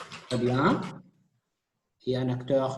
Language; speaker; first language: French; non-native, fluent; Arabic